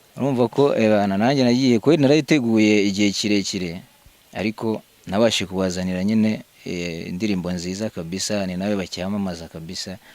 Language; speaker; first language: Kinyarwanda; early bilingual, heritage; Kinyarwanda